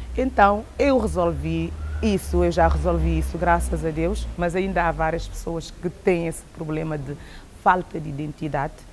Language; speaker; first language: Portuguese; non-native, local second language; Upper Guinea Crioulo